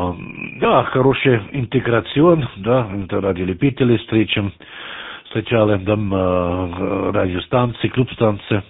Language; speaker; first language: Russian; non-native, learner; German